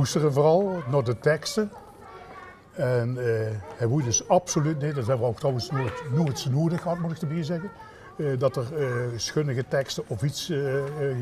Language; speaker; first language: Dutch; native; Dutch